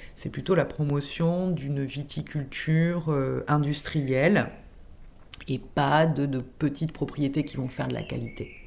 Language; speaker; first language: French; native; French